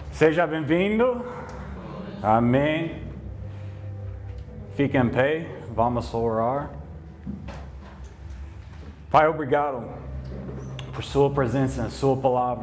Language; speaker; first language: Portuguese; non-native, learner; English